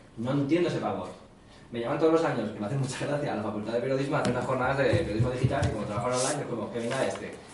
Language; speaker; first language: Spanish; native; Spanish